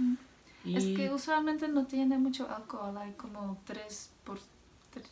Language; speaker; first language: Spanish; non-native, fluent; Czech